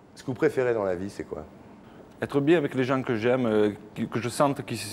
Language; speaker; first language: French; native; French